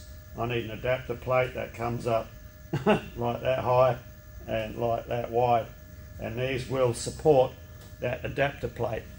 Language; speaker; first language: English; native; English